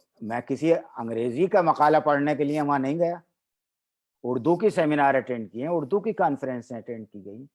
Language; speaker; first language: Urdu; native; Urdu